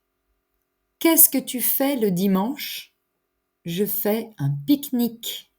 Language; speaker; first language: French; native; French